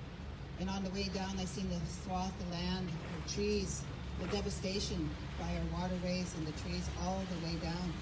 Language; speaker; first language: English; native; English